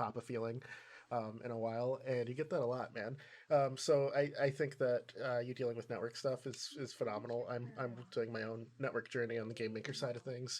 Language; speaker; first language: English; native; English